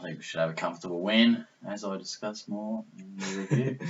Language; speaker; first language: English; native; English